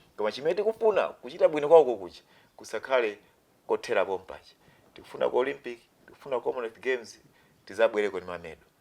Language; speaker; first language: Nyanja; non-native, local second language; Tumbuka